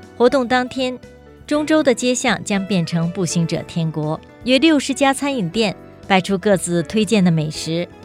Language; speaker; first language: Chinese; native; Chinese